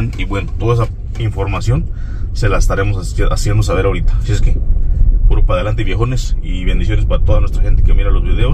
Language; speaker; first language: Spanish; native; Spanish